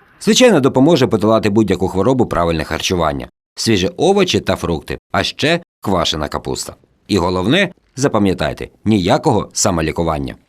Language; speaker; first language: Ukrainian; native; Ukrainian